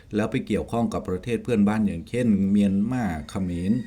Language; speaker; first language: Thai; native; Thai